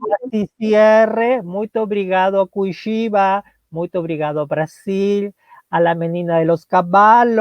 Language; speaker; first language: Portuguese; non-native, learner; Spanish